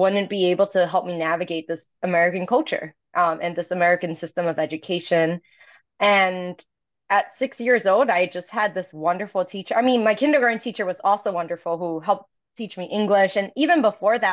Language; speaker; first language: English; early bilingual, other home language; Cantonese